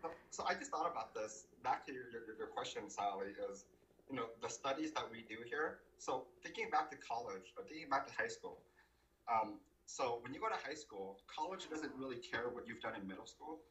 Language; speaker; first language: English; early bilingual, other home language; Vietnamese